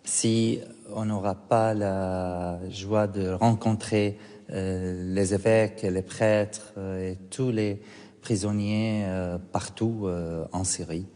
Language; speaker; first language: French; non-native, fluent; Arabic